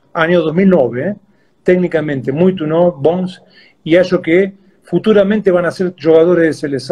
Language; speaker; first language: Portuguese; non-native, fluent; Spanish